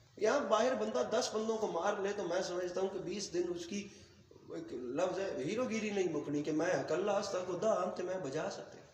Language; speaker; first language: Urdu; non-native, local second language; Punjabi